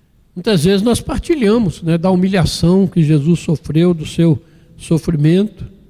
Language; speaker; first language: Portuguese; native; Portuguese